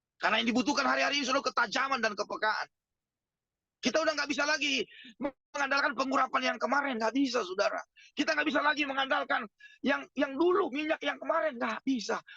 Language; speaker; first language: Indonesian; native; Indonesian